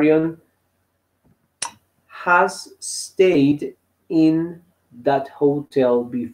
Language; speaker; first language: English; non-native, fluent; Spanish